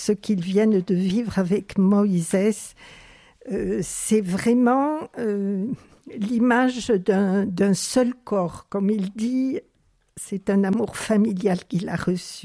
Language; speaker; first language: French; native; French